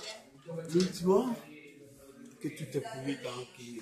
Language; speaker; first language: Italian; non-native, fluent; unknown